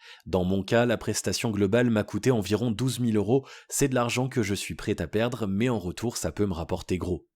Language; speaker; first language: French; native; French